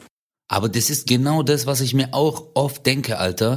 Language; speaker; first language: German; early bilingual, other home language; Turkish